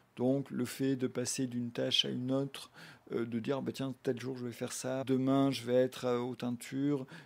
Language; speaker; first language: French; native; French